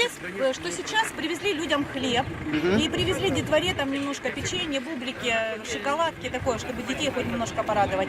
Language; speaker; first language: Russian; native; Russian